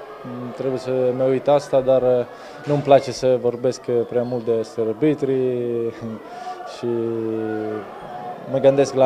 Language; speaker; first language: Romanian; non-native, learner; Italian